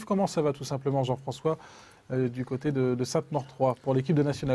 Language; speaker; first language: French; native; French